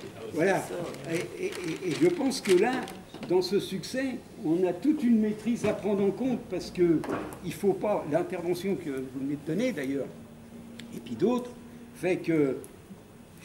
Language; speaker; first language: French; native; French